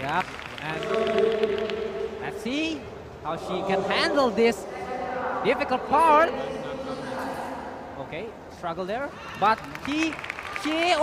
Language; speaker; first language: English; non-native, fluent; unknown